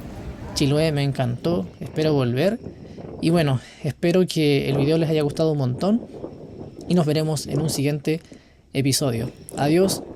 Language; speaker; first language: Spanish; native; Spanish